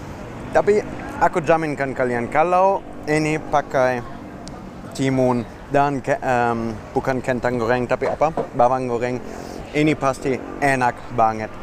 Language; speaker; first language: Indonesian; non-native, fluent; German